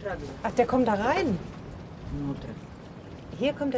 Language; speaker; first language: German; native; German